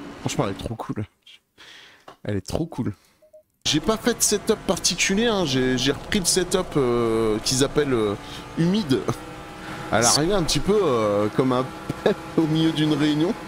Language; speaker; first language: French; native; French